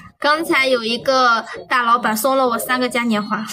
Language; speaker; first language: Chinese; native; Chinese